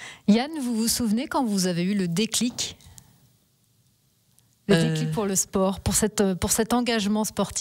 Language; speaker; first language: French; native; French